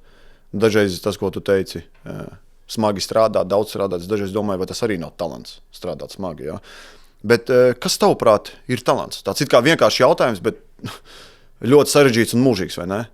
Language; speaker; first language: Latvian; native; Latvian